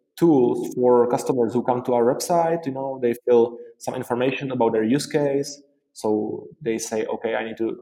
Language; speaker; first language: English; non-native, fluent; Czech